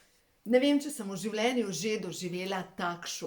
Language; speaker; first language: Slovenian; native; Slovenian